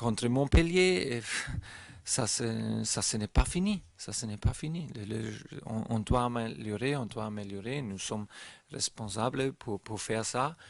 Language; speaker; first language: French; non-native, learner; German